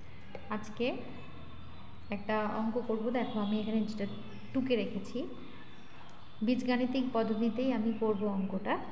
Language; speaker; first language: Bangla; native; Bangla